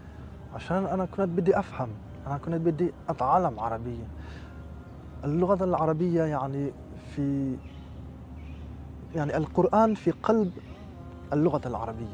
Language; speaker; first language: Arabic; non-native, fluent; French